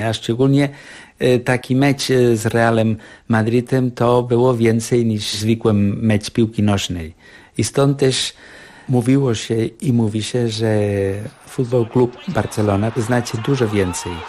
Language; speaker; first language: Polish; non-native, fluent; Catalan